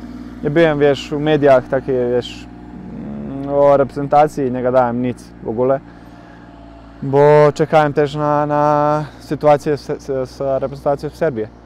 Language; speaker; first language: Polish; non-native, learner; Bosnian